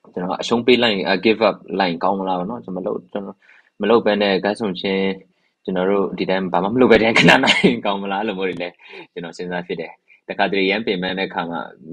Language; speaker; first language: Burmese; non-native, local second language; Hakha Chin